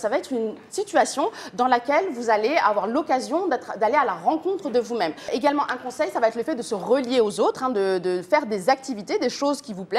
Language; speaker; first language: French; native; French